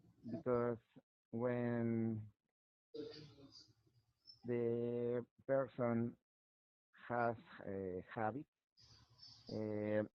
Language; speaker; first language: English; non-native, learner; Spanish